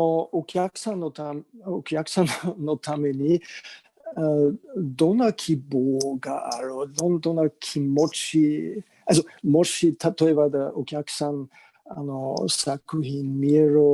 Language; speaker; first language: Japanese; non-native, learner; German